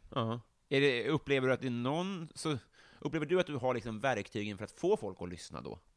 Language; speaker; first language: Swedish; native; Swedish